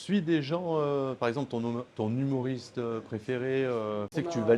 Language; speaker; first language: French; native; French